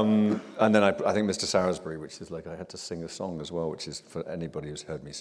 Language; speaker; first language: English; native; English